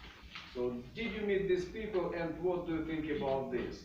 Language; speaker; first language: English; non-native, fluent; Russian